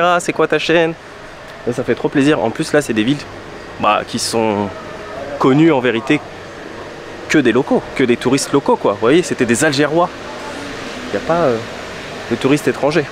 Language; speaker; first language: French; native; French